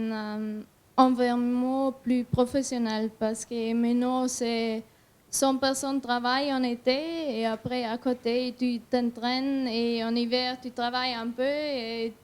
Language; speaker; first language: French; non-native, learner; German